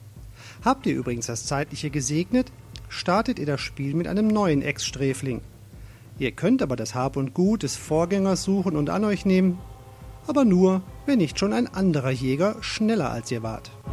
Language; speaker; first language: German; native; German